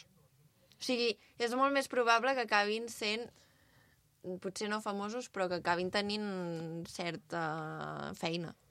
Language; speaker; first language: Catalan; native; Catalan